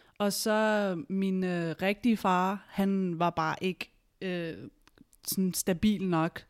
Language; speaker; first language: Danish; early bilingual, other home language; Spanish